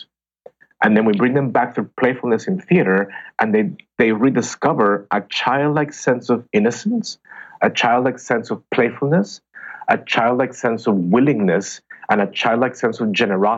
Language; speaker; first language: English; non-native, fluent; Spanish